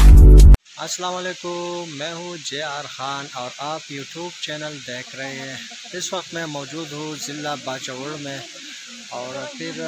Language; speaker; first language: Hindi; non-native, local second language; Pashto